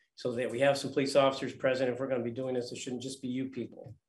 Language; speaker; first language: English; native; English